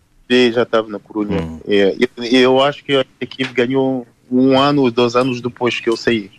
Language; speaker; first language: Portuguese; non-native, learner; French